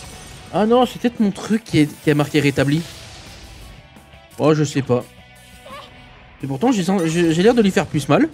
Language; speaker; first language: French; native; French